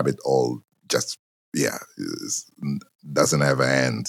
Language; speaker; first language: English; non-native, fluent; Portuguese